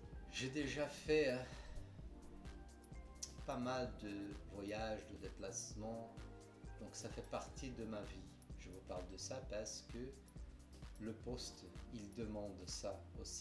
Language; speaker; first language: French; non-native, fluent; Portuguese